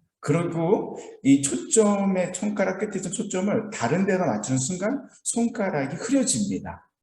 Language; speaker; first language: Korean; native; Korean